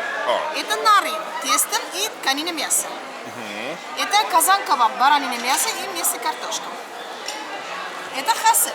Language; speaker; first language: Russian; non-native, local second language; Uzbek